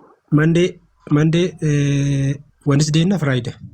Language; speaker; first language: English; non-native, learner; Amharic